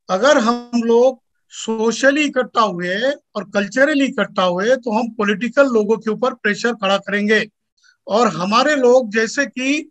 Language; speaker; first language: Hindi; non-native, local second language; Marathi